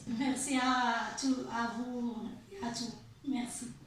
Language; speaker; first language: French; non-native, learner; Arabic